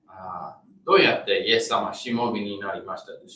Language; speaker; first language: Japanese; non-native, fluent; English